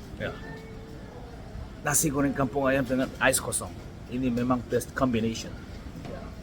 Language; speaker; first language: Malay; non-native, learner; Korean